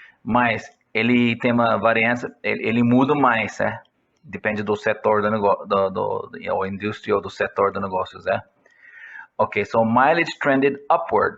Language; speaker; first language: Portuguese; non-native, fluent; English